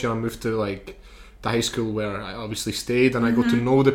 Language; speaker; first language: English; early bilingual, other home language; Slovak